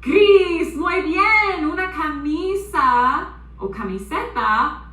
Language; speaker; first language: Spanish; non-native, fluent; English